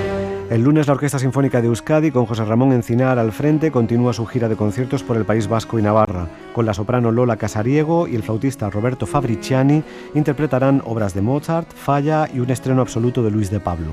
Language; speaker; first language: Spanish; native; Spanish